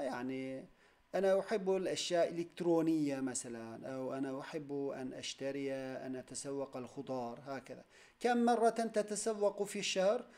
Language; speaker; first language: Arabic; non-native, fluent; Turkish